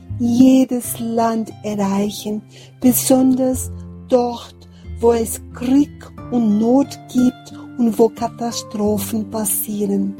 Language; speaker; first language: German; non-native, fluent; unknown